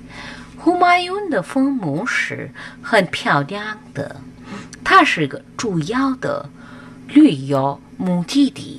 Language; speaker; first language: Chinese; non-native, fluent; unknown